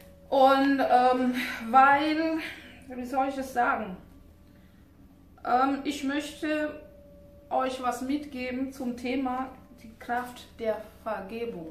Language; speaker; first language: German; non-native, fluent; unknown